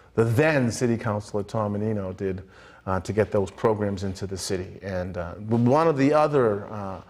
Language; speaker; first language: English; native; English